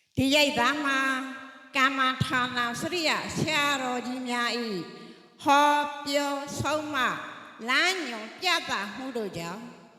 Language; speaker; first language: Burmese; native; Burmese